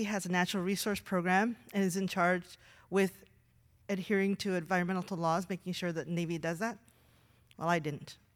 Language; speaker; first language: English; native; English